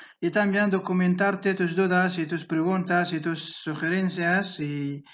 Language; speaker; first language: Spanish; non-native, fluent; Arabic